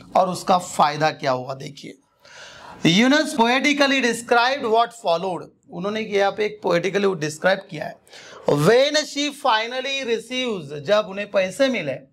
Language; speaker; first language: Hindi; non-native, local second language; Marathi